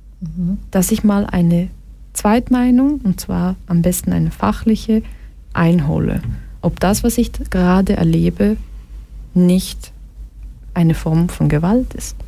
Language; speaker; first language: German; early bilingual, other home language; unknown